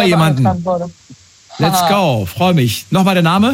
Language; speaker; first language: German; native; German